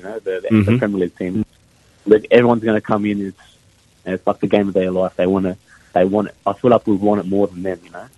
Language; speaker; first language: English; early bilingual, other home language; Greek